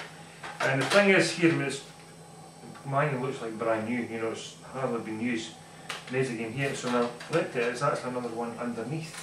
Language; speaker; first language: English; native; English